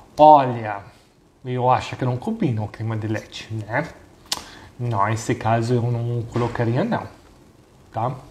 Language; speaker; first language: Portuguese; non-native, fluent; Italian